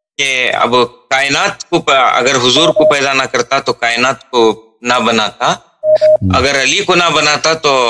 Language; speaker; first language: Urdu; native; Urdu